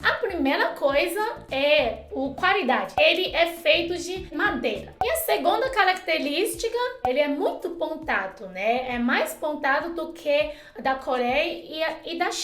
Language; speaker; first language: Portuguese; non-native, fluent; Chinese